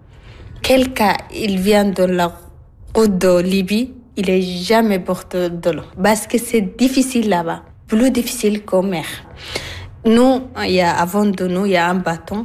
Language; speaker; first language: French; non-native, learner; Arabic